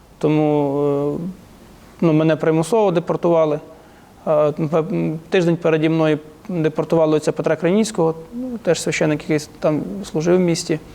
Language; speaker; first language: Ukrainian; native; Ukrainian